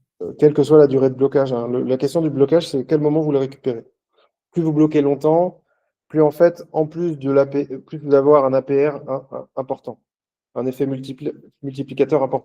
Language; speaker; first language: French; native; French